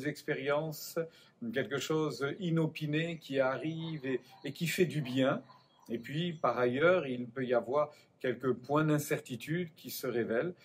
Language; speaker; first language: French; native; French